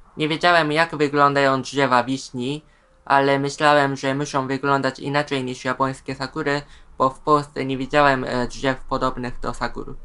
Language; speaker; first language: Polish; non-native, fluent; Japanese